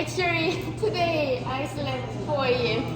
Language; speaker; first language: English; non-native, learner; Korean